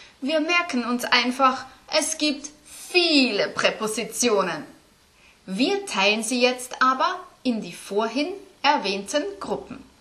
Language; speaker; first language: German; native; German